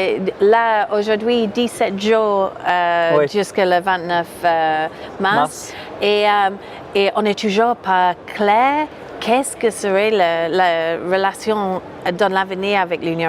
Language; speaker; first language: French; non-native, fluent; English